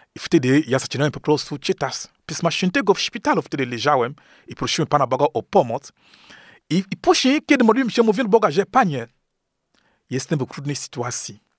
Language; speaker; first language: Polish; non-native, fluent; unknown